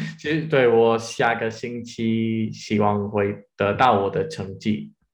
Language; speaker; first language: Chinese; non-native, learner; English